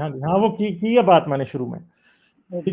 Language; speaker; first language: Urdu; native; Urdu